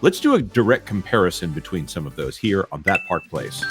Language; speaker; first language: English; native; English